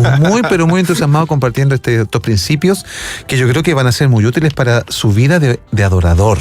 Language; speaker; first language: Spanish; native; Spanish